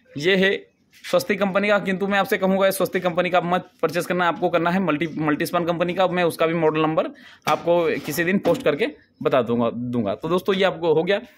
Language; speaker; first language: Hindi; native; Hindi